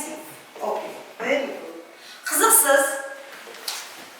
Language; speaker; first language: English; non-native, learner; Kazakh